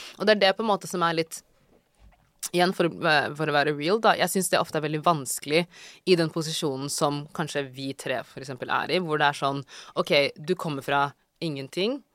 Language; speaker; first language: Norwegian; native; Norwegian